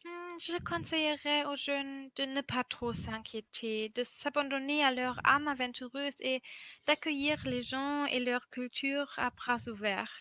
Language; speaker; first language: French; non-native, fluent; German